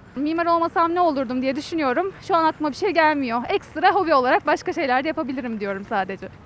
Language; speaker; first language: Turkish; native; Turkish